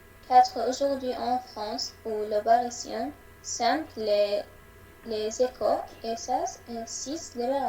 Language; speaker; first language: French; non-native, learner; Arabic